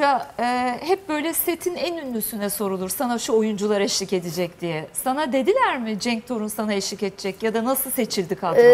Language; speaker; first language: Turkish; native; Turkish